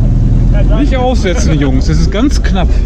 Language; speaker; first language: German; native; German